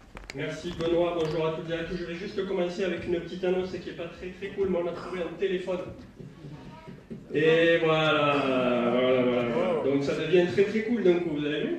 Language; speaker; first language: French; native; French